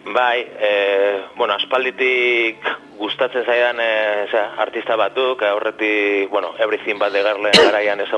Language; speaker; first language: Basque; native; Basque